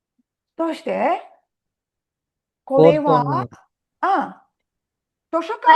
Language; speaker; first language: Japanese; non-native, fluent; Tamil